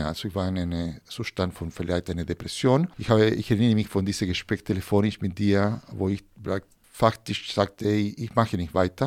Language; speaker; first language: German; non-native, fluent; Spanish